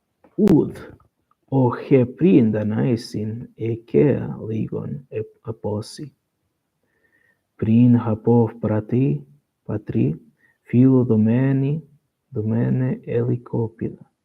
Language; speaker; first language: Greek; non-native, learner; Portuguese